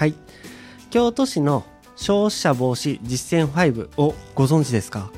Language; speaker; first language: Japanese; native; Japanese